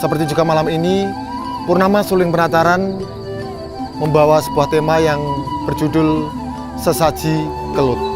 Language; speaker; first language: Indonesian; native; Indonesian